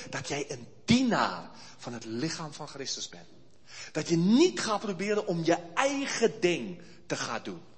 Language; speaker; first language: Dutch; early bilingual, heritage; Dutch